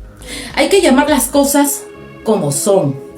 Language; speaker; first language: Spanish; native; Spanish